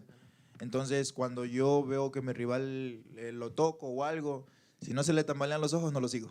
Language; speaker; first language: Spanish; native; Spanish